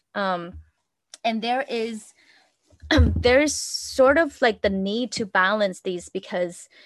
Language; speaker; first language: English; non-native, fluent; Vietnamese